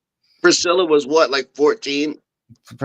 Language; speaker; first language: English; native; English